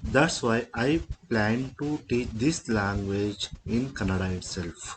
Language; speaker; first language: English; non-native, local second language; Kannada